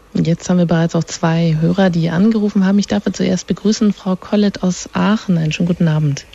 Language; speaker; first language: German; native; German